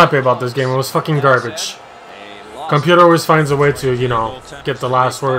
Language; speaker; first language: English; native; English